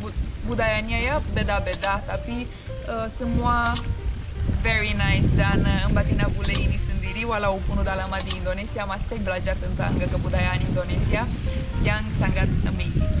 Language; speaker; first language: Indonesian; non-native, fluent; Romanian